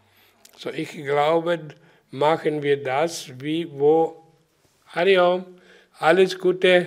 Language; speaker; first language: German; non-native, learner; Hindi